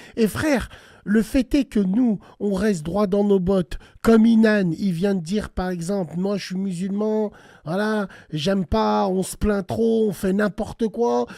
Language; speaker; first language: French; early bilingual, other home language; Arabic